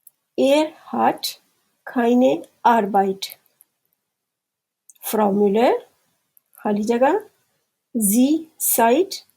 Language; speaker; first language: German; non-native, fluent; Urdu